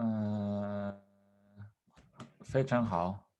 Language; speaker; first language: Chinese; non-native, learner; Norwegian